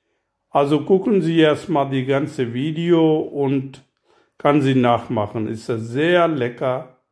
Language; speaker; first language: German; non-native, learner; Urdu